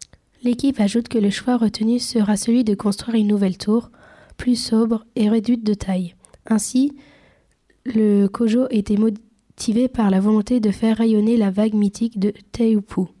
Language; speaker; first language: French; native; French